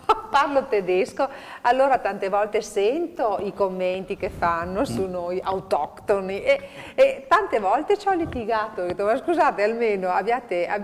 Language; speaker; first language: Italian; native; Italian